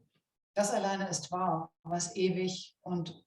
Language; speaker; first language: German; native; German